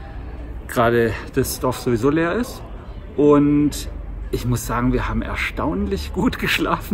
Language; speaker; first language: German; native; German